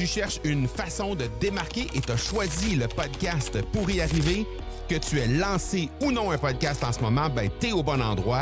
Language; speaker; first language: French; native; French